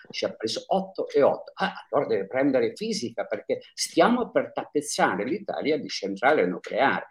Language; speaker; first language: Italian; native; Italian